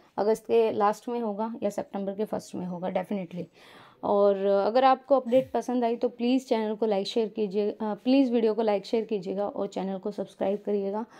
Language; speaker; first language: Hindi; native; Hindi